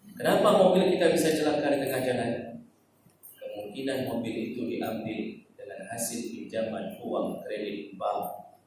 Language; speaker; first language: Malay; non-native, local second language; Achinese